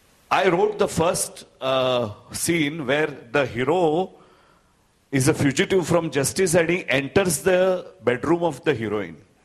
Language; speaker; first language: English; non-native, local second language; Gujarati